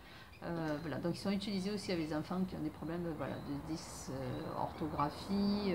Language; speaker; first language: French; native; French